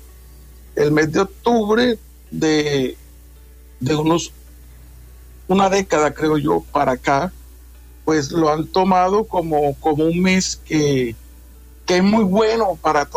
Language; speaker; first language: Spanish; native; Spanish